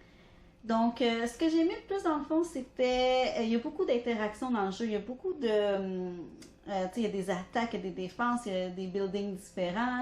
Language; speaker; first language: French; native; French